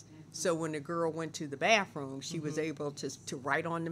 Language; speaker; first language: English; native; English